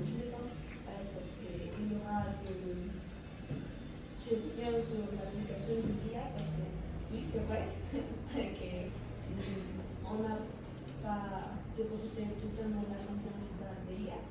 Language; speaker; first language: French; non-native, learner; Spanish